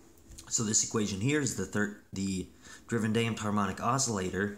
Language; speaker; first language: English; native; English